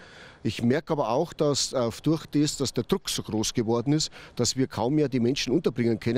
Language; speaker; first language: German; native; German